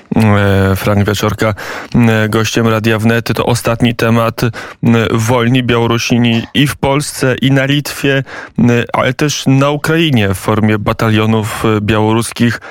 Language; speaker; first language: Polish; native; Polish